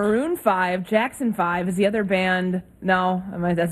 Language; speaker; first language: English; native; English